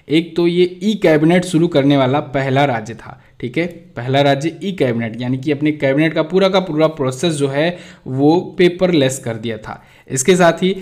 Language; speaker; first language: Hindi; native; Hindi